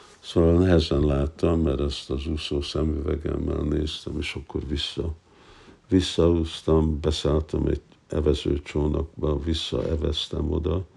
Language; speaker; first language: Hungarian; non-native, fluent; English